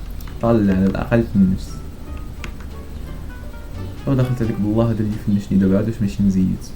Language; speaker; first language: Arabic; native; Arabic